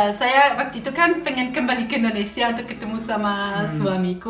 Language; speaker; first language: Indonesian; non-native, fluent; German